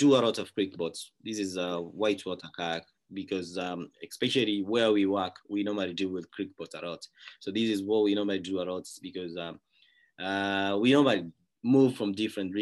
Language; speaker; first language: English; non-native, local second language; Kikuyu